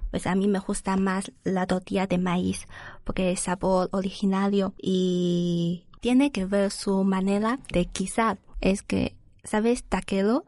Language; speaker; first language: Spanish; non-native, learner; Chinese